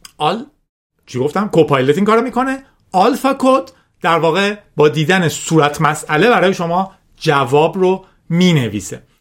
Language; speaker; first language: Persian; non-native, local second language; Azerbaijani